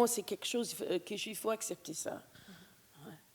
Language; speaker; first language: French; non-native, fluent; English